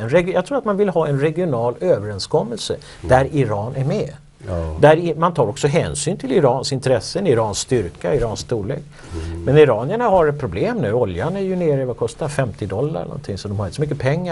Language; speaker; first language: Swedish; native; Swedish